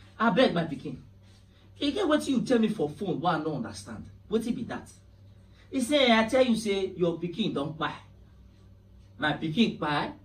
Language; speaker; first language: Nigerian Pidgin; native; Nigerian Pidgin